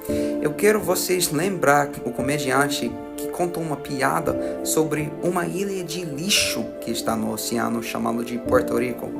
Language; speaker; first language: Portuguese; non-native, fluent; English